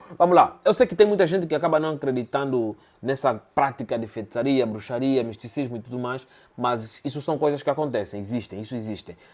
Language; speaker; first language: Portuguese; native; Portuguese